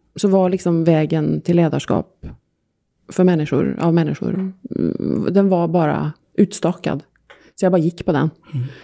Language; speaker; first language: Swedish; non-native, fluent; Norwegian